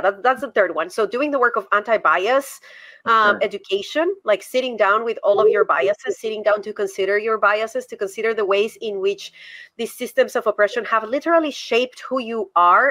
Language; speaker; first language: English; non-native, fluent; Spanish